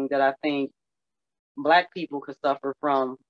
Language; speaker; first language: English; native; English